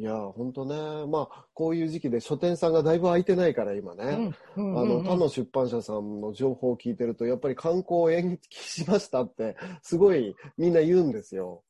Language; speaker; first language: Japanese; native; Japanese